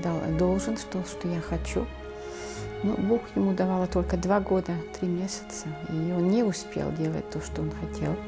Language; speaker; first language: Russian; non-native, fluent; Dutch